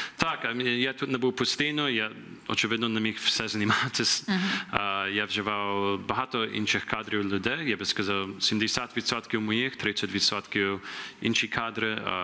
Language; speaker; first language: Ukrainian; early bilingual, heritage; Ukrainian